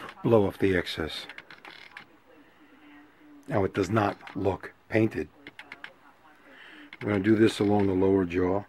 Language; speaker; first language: English; native; English